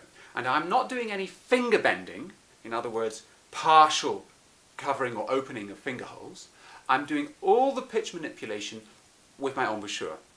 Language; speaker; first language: English; native; English